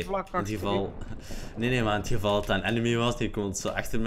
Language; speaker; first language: Dutch; native; Dutch